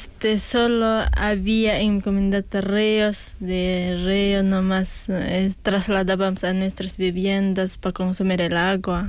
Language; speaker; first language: Spanish; non-native, local second language; Quechua